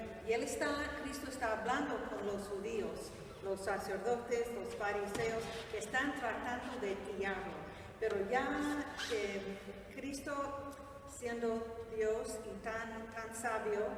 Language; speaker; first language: Spanish; non-native, fluent; English